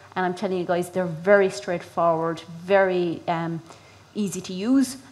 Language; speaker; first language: English; native; English